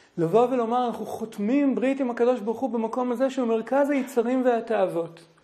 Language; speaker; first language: Hebrew; native; Hebrew